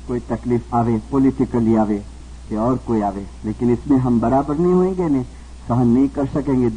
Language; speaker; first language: Hindi; non-native, local second language; Gujarati